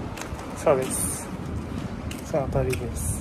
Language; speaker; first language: Japanese; non-native, learner; Nepali